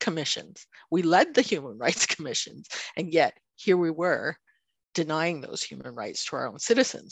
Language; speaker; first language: English; non-native, fluent; Chinese